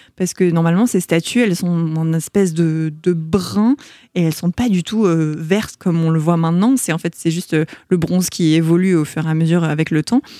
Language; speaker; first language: French; native; French